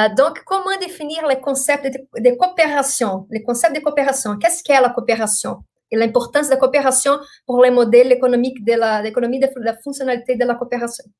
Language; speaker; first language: French; non-native, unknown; Portuguese